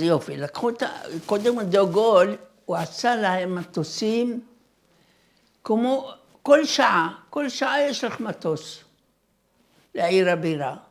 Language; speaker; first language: Hebrew; non-native, fluent; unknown